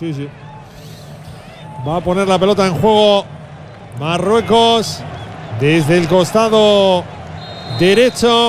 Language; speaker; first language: Spanish; native; Spanish